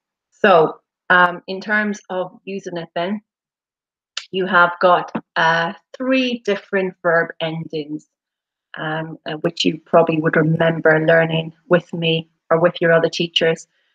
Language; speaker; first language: English; native; English